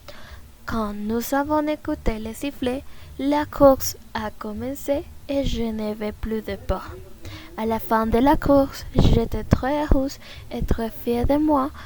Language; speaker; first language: French; non-native, learner; Spanish